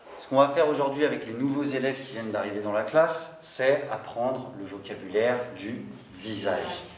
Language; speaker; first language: French; native; French